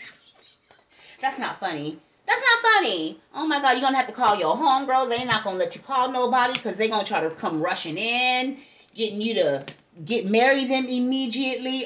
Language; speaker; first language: English; native; English